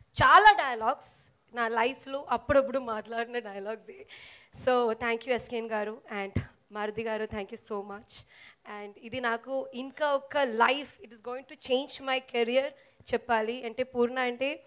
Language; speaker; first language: Telugu; non-native, learner; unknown